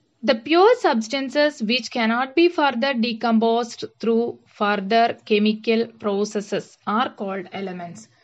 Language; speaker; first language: English; non-native, local second language; Malayalam